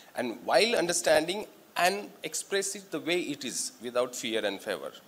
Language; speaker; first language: English; non-native, local second language; Marathi